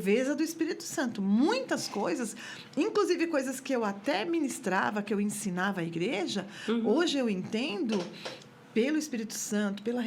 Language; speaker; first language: Portuguese; native; Portuguese